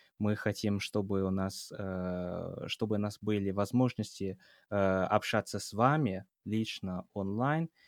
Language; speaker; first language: Russian; non-native, fluent; English